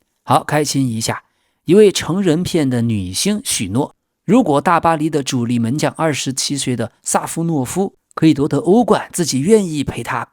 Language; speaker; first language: Chinese; native; Chinese